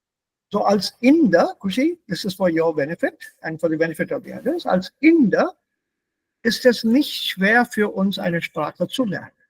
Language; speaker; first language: German; non-native, fluent; Hindi